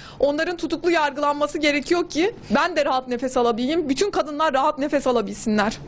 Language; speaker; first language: Turkish; native; Turkish